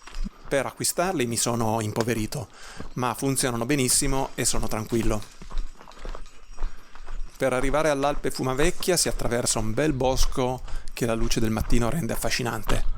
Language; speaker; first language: Italian; native; Italian